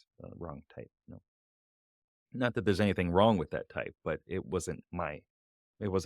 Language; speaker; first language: English; native; English